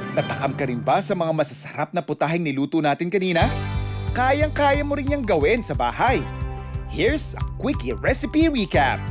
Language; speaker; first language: Filipino; native; Filipino